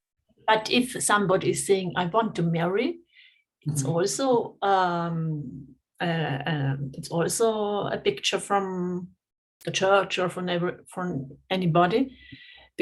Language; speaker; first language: English; non-native, fluent; German